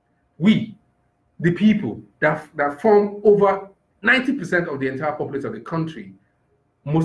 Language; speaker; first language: English; non-native, local second language; Yoruba